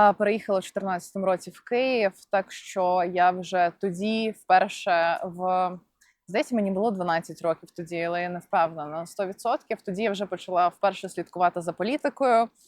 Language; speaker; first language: Ukrainian; non-native, local second language; Russian